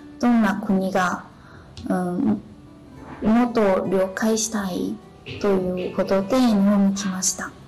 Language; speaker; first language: Japanese; non-native, learner; Chinese